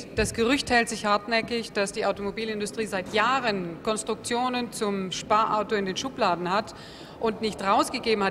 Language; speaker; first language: German; native; German